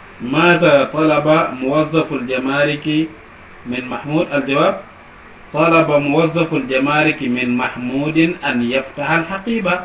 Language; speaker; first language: Arabic; non-native, fluent; Wolof